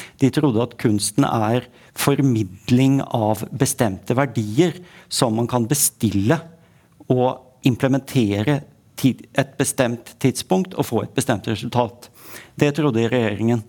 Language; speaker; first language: Norwegian; native; Norwegian